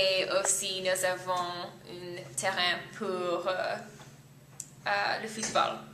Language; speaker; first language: French; non-native, learner; English